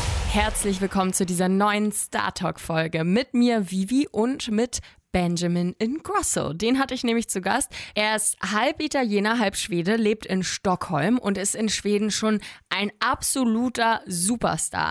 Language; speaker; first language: German; native; German